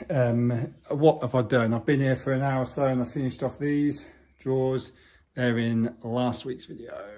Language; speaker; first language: English; native; English